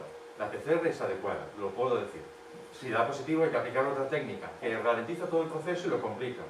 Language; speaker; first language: Spanish; native; Spanish